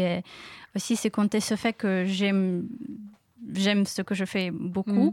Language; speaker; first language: French; non-native, learner; Ukrainian